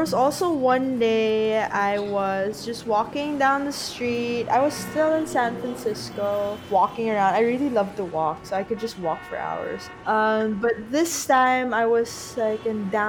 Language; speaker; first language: English; non-native, local second language; Filipino